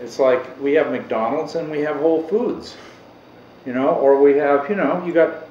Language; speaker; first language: English; native; English